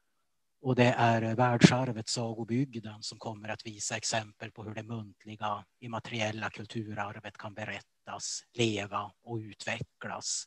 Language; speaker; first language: Swedish; native; Swedish